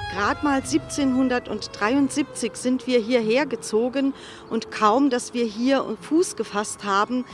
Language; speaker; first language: German; native; German